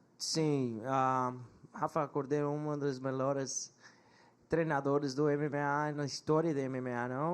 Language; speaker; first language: Portuguese; non-native, learner; English